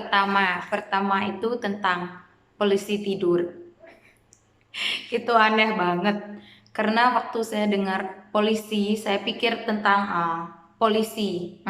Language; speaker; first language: Indonesian; non-native, fluent; Khmer